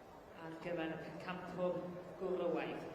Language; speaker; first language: Welsh; native; Welsh